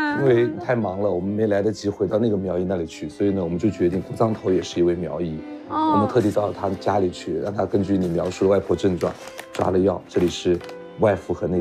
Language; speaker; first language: Chinese; native; Chinese